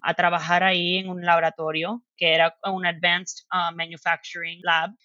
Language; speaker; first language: Spanish; early bilingual, heritage; Spanish